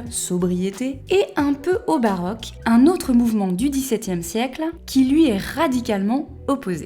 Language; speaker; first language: French; native; French